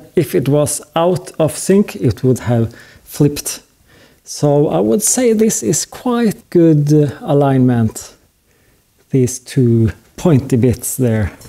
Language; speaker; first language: English; non-native, fluent; Norwegian